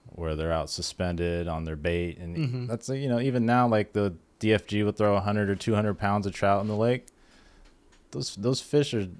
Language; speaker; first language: English; native; English